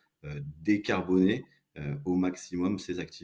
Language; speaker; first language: French; native; French